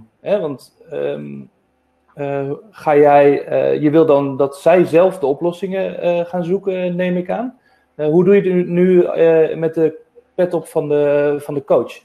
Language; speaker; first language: Dutch; native; Dutch